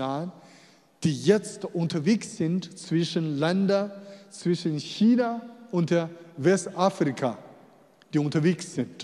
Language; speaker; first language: German; non-native, fluent; Chinese